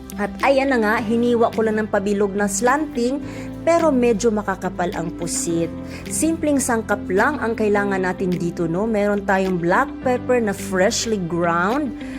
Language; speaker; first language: Filipino; non-native, local second language; Cebuano